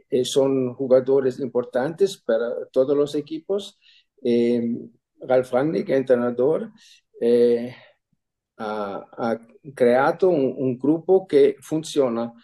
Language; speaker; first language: Spanish; non-native, fluent; German